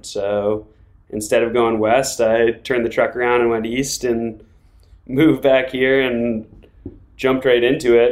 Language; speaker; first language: English; native; English